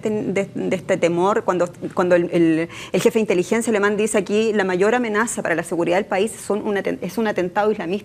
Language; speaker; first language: Spanish; native; Spanish